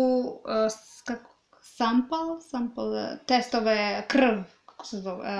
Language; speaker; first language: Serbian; non-native, learner; English